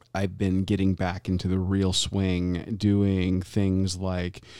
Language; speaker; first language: English; native; English